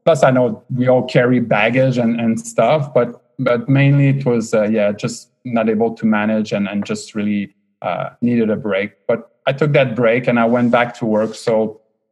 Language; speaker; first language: English; non-native, fluent; French